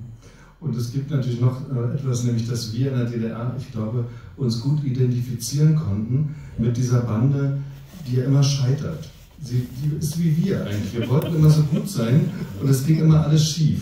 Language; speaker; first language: German; native; German